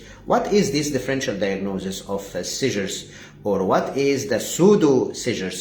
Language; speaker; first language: English; non-native, fluent; Arabic